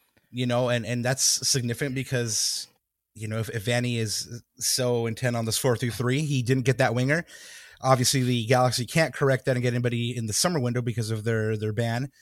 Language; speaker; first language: English; early bilingual, other home language; Spanish